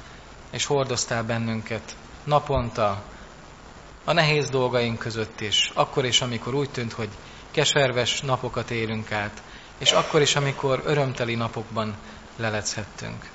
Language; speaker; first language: Hungarian; native; Hungarian